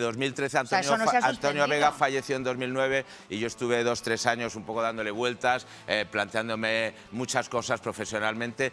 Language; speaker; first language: Spanish; native; Spanish